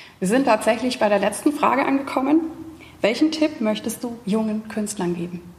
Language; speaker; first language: German; native; German